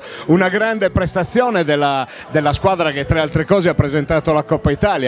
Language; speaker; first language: Italian; native; Italian